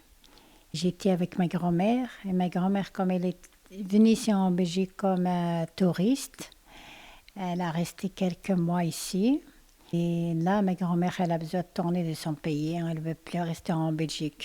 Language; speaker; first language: French; non-native, learner; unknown